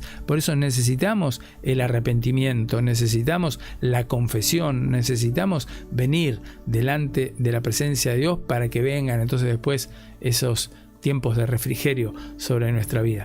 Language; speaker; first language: Spanish; native; Spanish